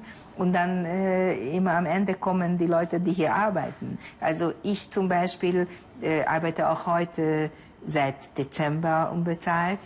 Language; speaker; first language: German; non-native, fluent; Hungarian